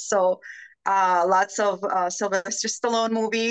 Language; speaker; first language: English; early bilingual, other home language; Spanish